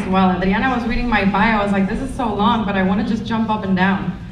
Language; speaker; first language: English; non-native, fluent; Spanish